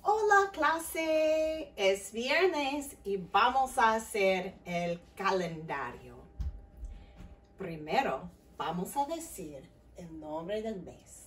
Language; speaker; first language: Spanish; non-native, fluent; English